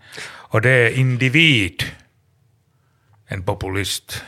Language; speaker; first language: Swedish; non-native, learner; Finnish